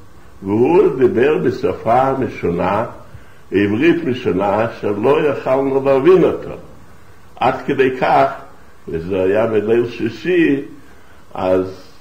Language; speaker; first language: Hebrew; non-native, fluent; Yiddish